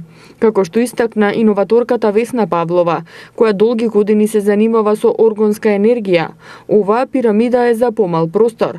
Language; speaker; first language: Macedonian; native; Macedonian